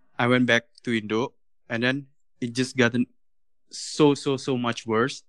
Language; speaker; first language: English; non-native, fluent; Indonesian